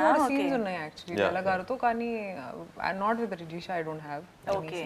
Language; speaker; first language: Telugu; non-native, local second language; Hindi